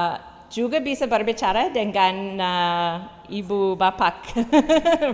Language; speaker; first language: Indonesian; non-native, learner; English